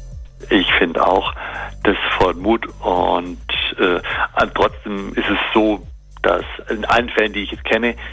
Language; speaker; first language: German; native; German